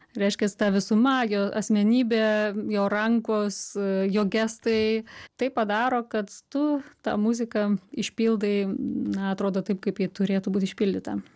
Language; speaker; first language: Lithuanian; native; Lithuanian